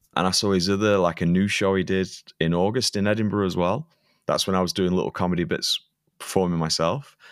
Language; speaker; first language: English; native; English